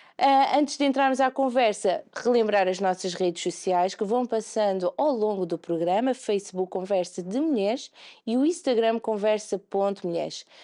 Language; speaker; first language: Portuguese; native; Portuguese